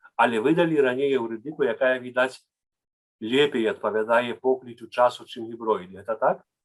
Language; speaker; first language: Belarusian; native; Belarusian